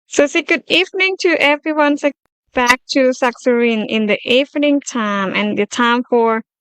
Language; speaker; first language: English; non-native, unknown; Thai